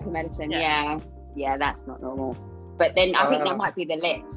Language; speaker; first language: English; native; English